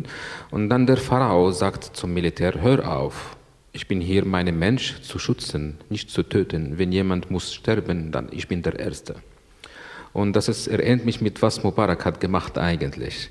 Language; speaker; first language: German; non-native, learner; Arabic